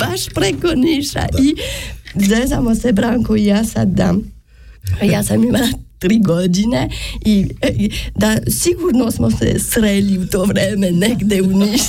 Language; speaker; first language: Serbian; non-native, learner; French